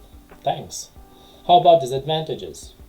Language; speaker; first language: English; non-native, fluent; Tajik